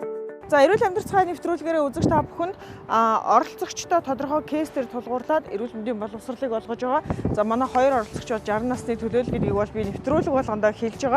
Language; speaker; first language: Mongolian; native; Mongolian